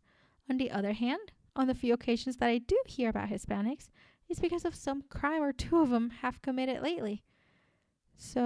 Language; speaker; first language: English; non-native, fluent; Spanish